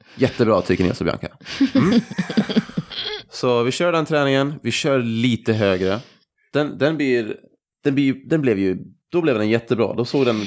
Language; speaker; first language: Swedish; non-native, fluent; Italian